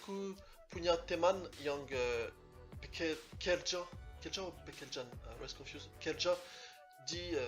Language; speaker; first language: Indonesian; non-native, learner; French